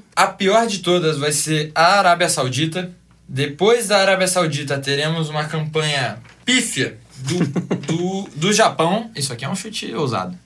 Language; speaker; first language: Portuguese; native; Portuguese